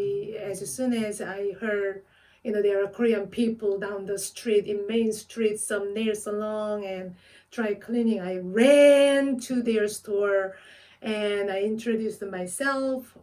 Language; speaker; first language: English; non-native, fluent; Korean